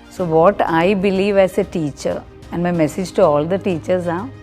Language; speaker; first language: English; non-native, local second language; Malayalam